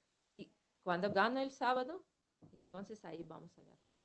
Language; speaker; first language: Spanish; non-native, fluent; Russian